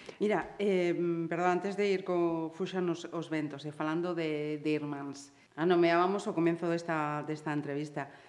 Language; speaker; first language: Galician; native; Galician